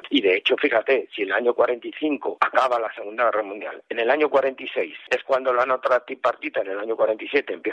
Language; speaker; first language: Spanish; native; Spanish